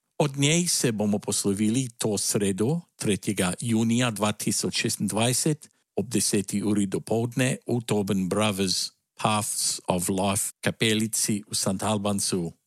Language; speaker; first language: Slovenian; early bilingual, heritage; Slovenian